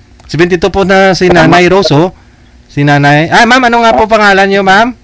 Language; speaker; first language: Filipino; native; Filipino